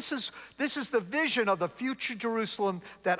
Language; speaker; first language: English; native; English